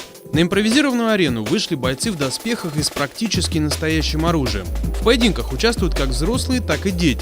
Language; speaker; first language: Russian; native; Russian